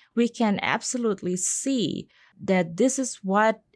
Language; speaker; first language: English; non-native, fluent; Indonesian